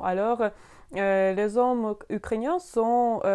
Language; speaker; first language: French; non-native, fluent; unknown